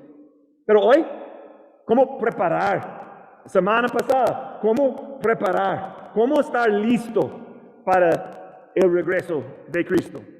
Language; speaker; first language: Spanish; non-native, learner; English